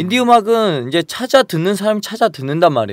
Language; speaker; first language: Korean; native; Korean